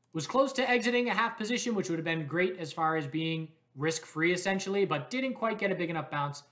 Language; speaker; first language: English; native; English